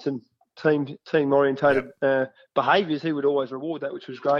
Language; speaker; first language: English; native; English